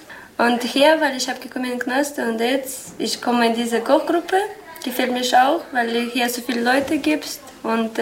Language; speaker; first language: German; non-native, learner; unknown